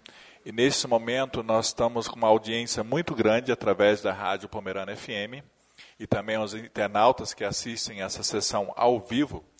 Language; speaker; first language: Portuguese; native; Portuguese